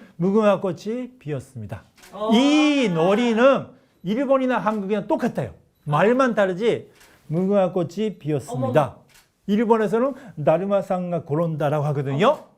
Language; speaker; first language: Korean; non-native, fluent; Japanese